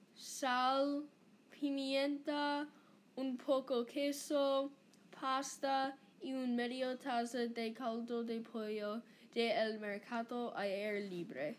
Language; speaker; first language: Spanish; non-native, learner; English